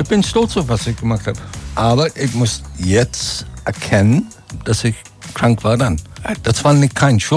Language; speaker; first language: German; non-native, fluent; English